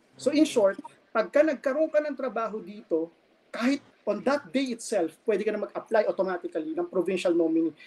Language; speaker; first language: Filipino; native; Filipino